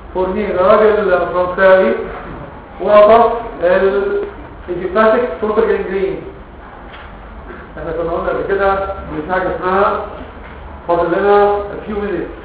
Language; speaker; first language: Arabic; native; Arabic